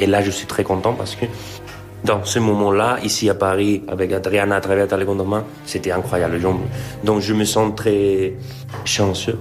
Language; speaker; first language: French; non-native, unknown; Spanish